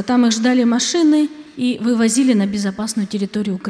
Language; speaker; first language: Polish; non-native, learner; Russian